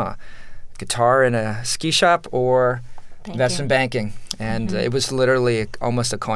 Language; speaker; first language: English; native; English